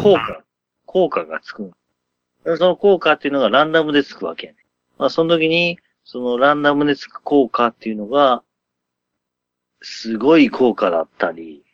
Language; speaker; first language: Japanese; native; Japanese